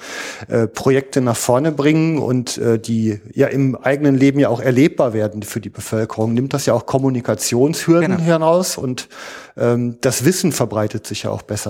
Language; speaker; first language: German; native; German